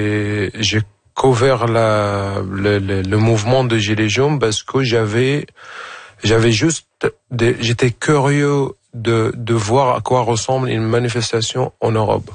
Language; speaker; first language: French; non-native, fluent; Arabic